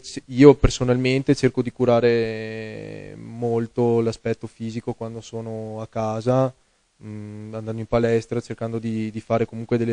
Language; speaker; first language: Italian; native; Italian